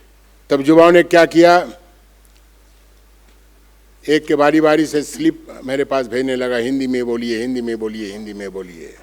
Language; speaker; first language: Hindi; non-native, local second language; Bangla